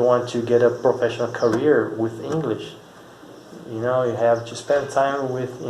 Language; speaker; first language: English; non-native, fluent; Portuguese